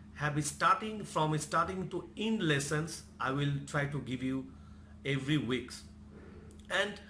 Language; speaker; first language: English; non-native, local second language; Bangla